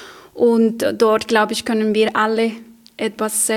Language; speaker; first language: German; non-native, fluent; Spanish